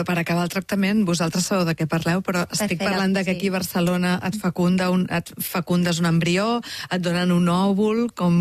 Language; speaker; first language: Catalan; native; Catalan